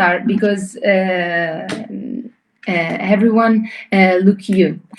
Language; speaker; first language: English; non-native, learner; Italian